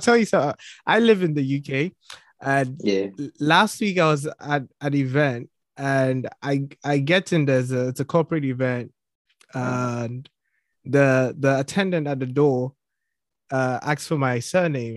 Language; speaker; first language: English; non-native, local second language; Akan